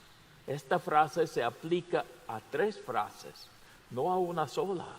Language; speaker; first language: Spanish; non-native, fluent; English